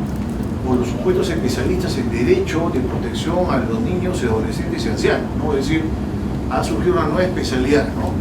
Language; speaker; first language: Spanish; native; Spanish